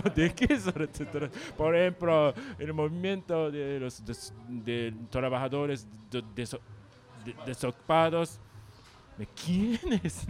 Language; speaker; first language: Spanish; non-native, learner; Japanese